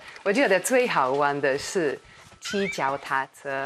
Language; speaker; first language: Chinese; non-native, learner; Hungarian